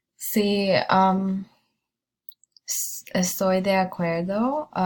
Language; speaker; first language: Spanish; non-native, learner; English